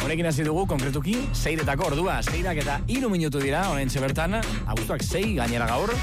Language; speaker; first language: Basque; native; Basque